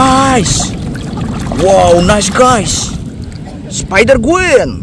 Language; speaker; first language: English; non-native, learner; Indonesian